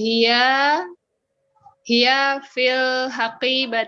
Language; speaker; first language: Arabic; non-native, learner; Indonesian